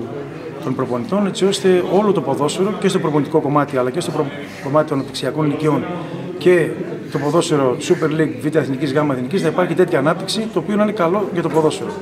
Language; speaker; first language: Greek; native; Greek